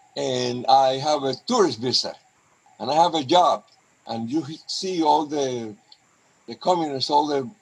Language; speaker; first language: English; non-native, fluent; Spanish